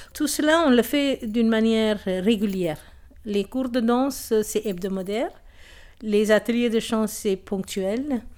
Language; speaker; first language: French; non-native, local second language; Tamil